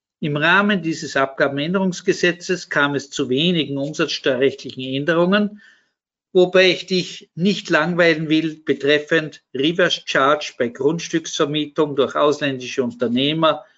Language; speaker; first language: German; native; German